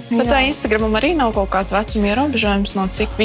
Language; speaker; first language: Latvian; non-native, local second language; Russian